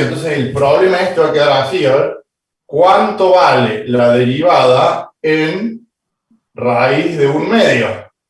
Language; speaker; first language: Spanish; native; Spanish